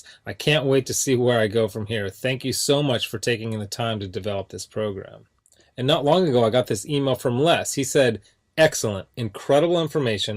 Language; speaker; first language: English; native; English